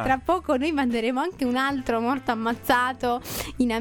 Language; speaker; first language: Italian; native; Italian